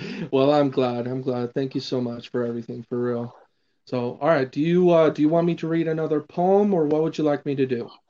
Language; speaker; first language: English; non-native, fluent; Spanish